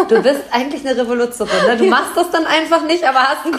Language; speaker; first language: German; native; German